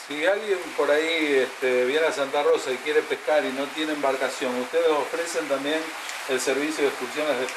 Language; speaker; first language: Spanish; native; Spanish